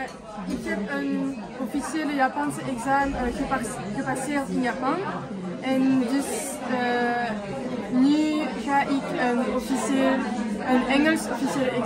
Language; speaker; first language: Dutch; non-native, learner; French